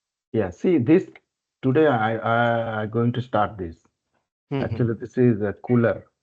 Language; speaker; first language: English; non-native, learner; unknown